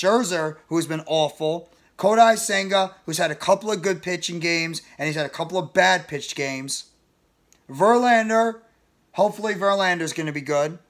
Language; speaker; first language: English; native; English